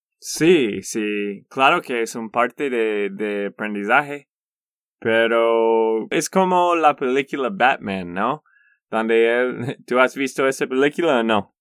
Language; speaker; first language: Spanish; non-native, learner; English